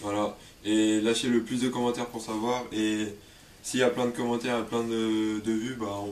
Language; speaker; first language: French; native; French